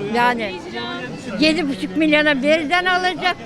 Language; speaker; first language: Turkish; native; Turkish